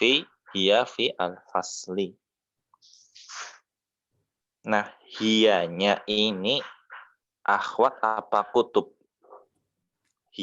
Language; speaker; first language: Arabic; non-native, fluent; Indonesian